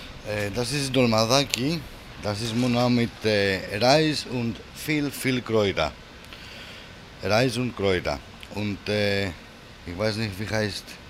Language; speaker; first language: German; non-native, learner; Greek